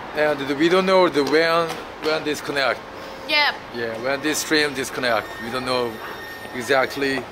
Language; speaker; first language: English; non-native, learner; Korean